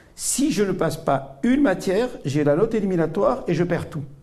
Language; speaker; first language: French; non-native, local second language; Arabic